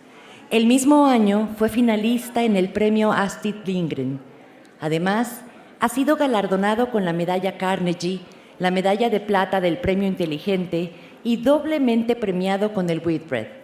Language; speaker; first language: Spanish; native; Spanish